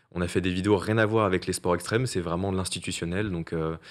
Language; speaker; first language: French; native; French